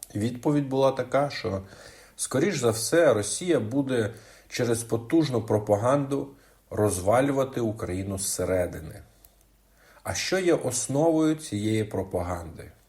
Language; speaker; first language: Ukrainian; non-native, local second language; Russian